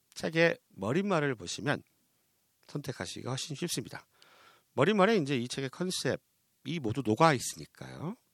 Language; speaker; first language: Korean; native; Korean